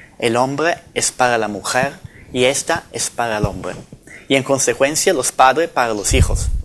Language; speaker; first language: Spanish; non-native, fluent; Italian